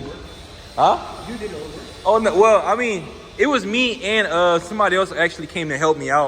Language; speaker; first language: English; native; English